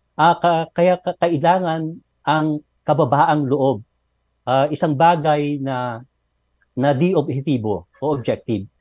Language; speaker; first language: Filipino; non-native, local second language; Iloko